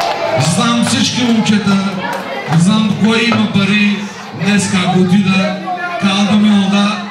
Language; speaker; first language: Bulgarian; non-native, local second language; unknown